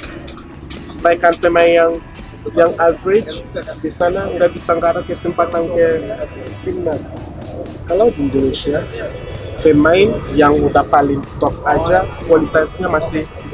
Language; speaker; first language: Indonesian; non-native, fluent; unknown